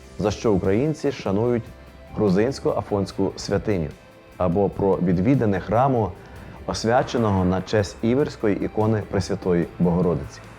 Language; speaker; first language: Ukrainian; native; Ukrainian